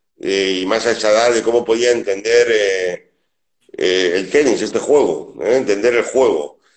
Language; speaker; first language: Spanish; native; Spanish